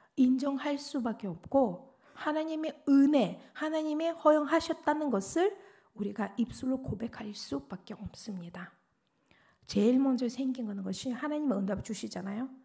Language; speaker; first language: Korean; non-native, fluent; Russian